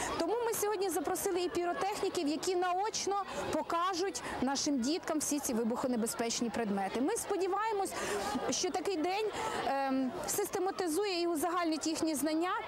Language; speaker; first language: Ukrainian; native; Ukrainian